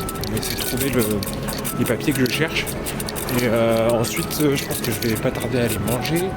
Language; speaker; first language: French; native; French